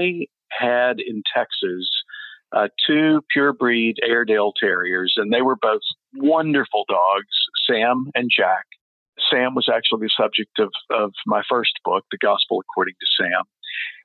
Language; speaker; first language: English; native; English